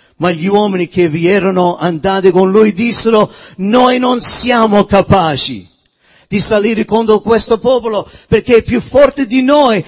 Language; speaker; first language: Italian; early bilingual, heritage; Italian